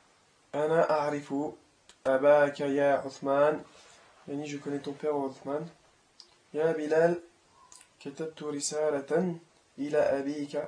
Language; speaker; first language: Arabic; non-native, learner; French